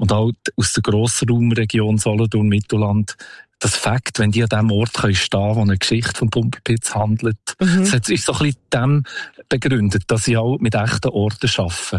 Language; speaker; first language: German; native; German